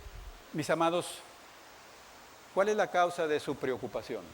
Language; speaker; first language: Spanish; native; Spanish